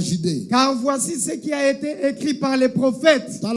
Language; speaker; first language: French; non-native, local second language; Lingala